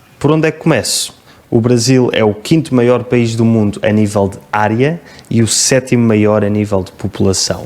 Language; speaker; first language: Portuguese; native; Portuguese